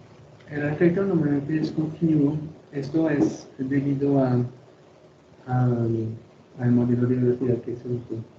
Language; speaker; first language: Spanish; native; Spanish